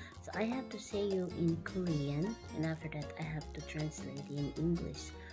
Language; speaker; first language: English; non-native, local second language; Cebuano